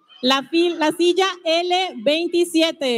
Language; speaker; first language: Spanish; native; Spanish